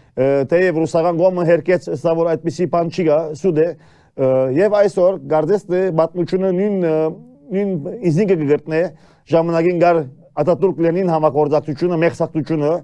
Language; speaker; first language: Armenian; early bilingual, heritage; Armenian